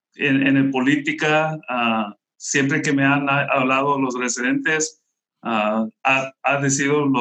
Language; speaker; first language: Spanish; non-native, local second language; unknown